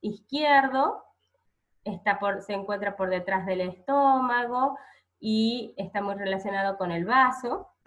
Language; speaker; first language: Spanish; native; Spanish